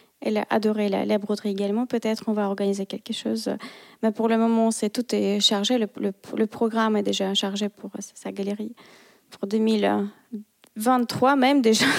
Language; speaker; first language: French; non-native, fluent; Russian